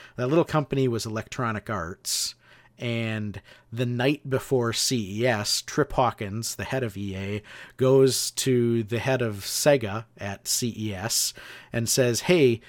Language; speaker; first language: English; native; English